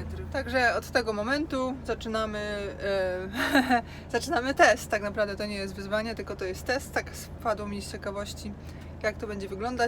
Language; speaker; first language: Polish; native; Polish